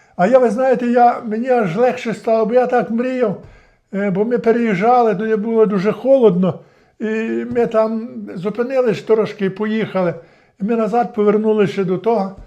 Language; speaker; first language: Ukrainian; native; Ukrainian